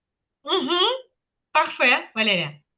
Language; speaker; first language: French; non-native, fluent; Ukrainian